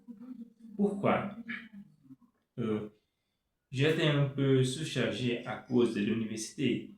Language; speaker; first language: French; non-native, fluent; Portuguese